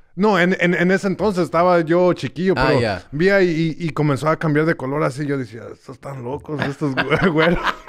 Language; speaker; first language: Spanish; early bilingual, heritage; Spanish